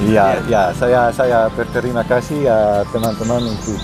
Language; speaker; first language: Indonesian; non-native, learner; Dutch